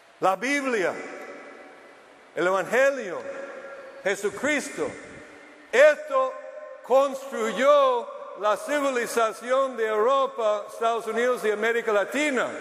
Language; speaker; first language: Spanish; non-native, fluent; English